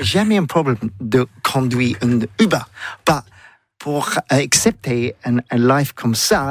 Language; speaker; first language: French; non-native, learner; English